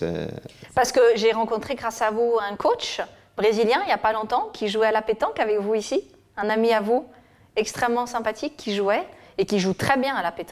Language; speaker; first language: French; native; French